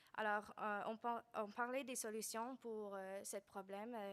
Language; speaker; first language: French; non-native, learner; English